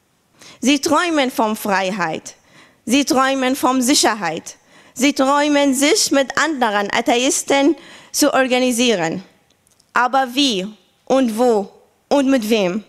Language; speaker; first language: German; non-native, learner; Arabic